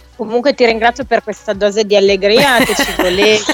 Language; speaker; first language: Italian; native; Italian